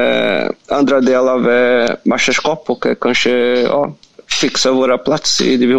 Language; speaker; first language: Swedish; non-native, learner; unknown